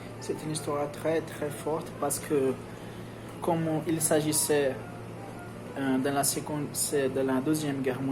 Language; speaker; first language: French; non-native, learner; Portuguese